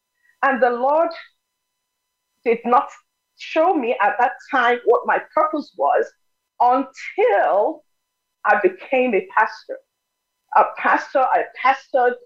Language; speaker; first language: English; non-native, local second language; Yoruba